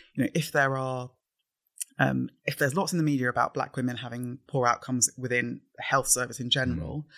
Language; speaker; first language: English; native; English